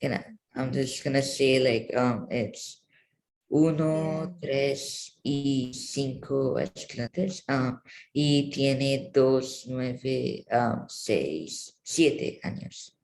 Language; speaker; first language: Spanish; non-native, learner; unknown